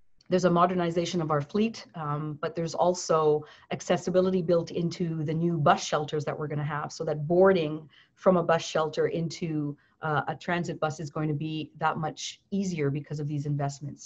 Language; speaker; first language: English; native; English